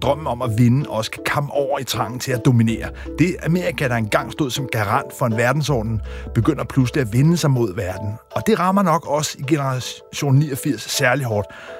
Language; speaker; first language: Danish; native; Danish